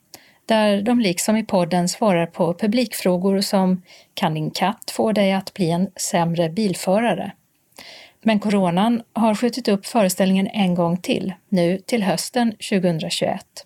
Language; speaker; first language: Swedish; native; Swedish